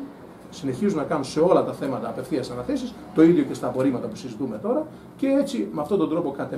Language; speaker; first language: Greek; native; Greek